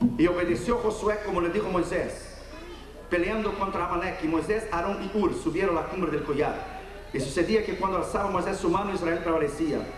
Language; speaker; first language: Spanish; non-native, fluent; Portuguese